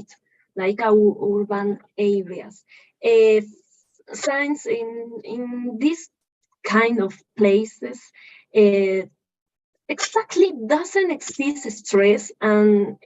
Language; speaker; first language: English; non-native, learner; Spanish